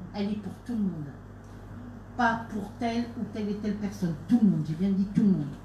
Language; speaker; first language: French; native; French